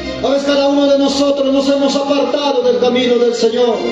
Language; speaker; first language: Spanish; non-native, local second language; Quechua